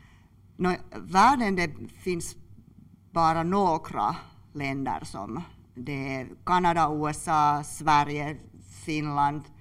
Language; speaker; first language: Swedish; non-native, local second language; Finnish